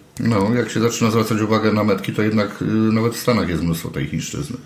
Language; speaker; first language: Polish; native; Polish